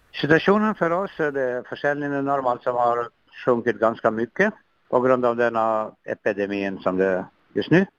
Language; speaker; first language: Swedish; non-native, learner; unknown